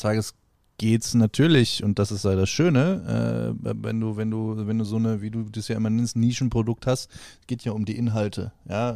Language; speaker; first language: German; native; German